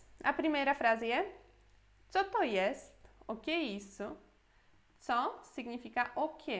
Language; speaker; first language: Portuguese; non-native, fluent; Polish